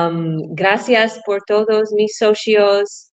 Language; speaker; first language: Spanish; non-native, learner; English